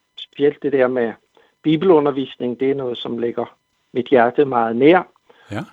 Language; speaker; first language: Danish; native; Danish